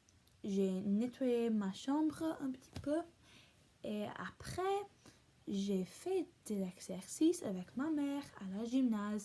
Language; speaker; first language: French; non-native, learner; English